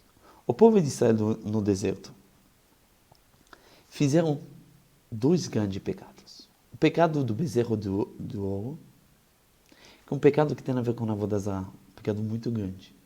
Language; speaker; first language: Portuguese; non-native, fluent; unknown